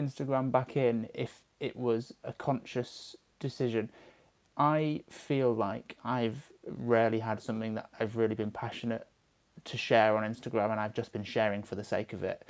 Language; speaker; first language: English; native; English